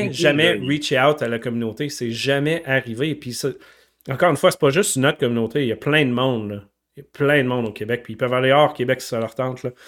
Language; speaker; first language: French; native; French